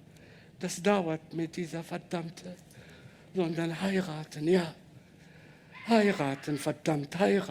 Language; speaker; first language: German; non-native, learner; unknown